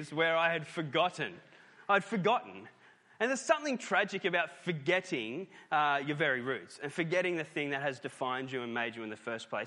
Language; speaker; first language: English; native; English